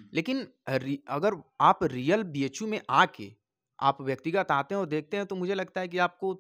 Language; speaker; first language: Hindi; native; Hindi